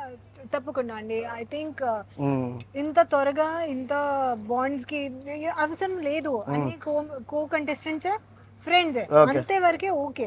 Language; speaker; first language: Telugu; non-native, learner; Hindi